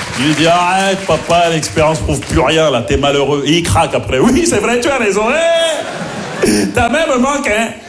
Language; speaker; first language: French; early bilingual, other home language; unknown